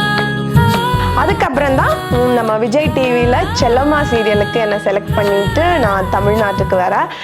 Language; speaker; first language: Tamil; non-native, local second language; Malayalam